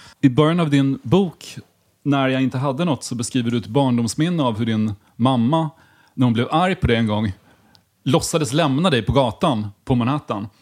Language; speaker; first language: Swedish; native; Swedish